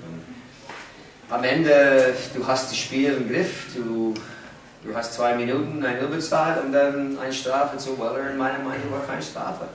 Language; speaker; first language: German; non-native, fluent; English